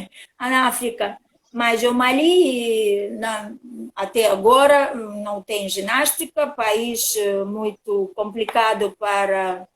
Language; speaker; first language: Portuguese; non-native, learner; Russian